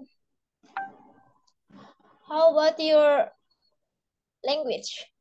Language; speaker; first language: English; non-native, learner; Indonesian